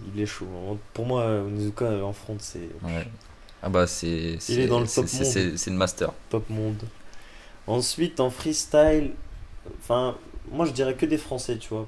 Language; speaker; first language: French; native; French